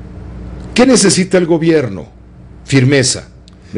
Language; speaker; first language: Spanish; native; Spanish